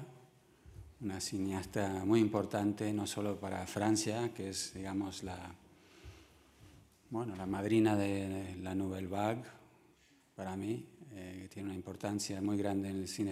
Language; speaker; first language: Spanish; early bilingual, other home language; English